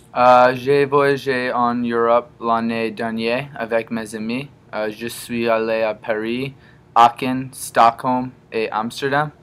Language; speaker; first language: French; non-native, learner; English